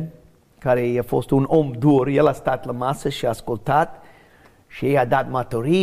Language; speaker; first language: Romanian; non-native, learner; English